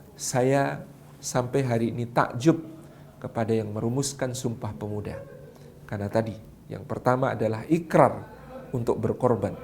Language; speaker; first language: Indonesian; non-native, local second language; Javanese